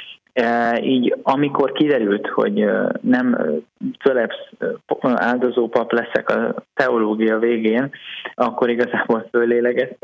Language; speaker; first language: Hungarian; native; Hungarian